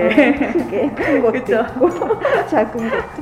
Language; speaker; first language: Korean; non-native, fluent; Japanese